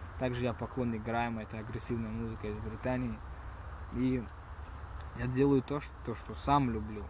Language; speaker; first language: Russian; early bilingual, heritage; Russian